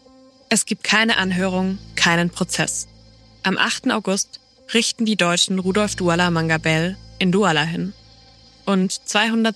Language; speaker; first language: German; native; German